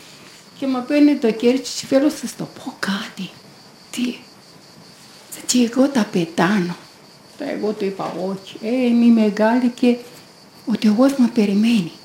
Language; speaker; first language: Greek; non-native, learner; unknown